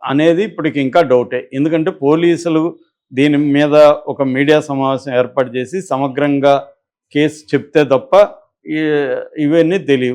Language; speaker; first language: Telugu; native; Telugu